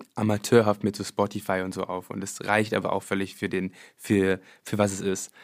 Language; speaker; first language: German; early bilingual, other home language; English